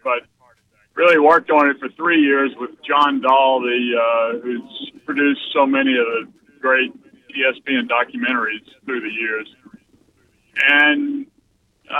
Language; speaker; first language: English; native; English